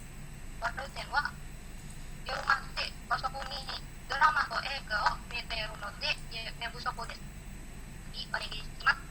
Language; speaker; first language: Japanese; non-native, learner; Indonesian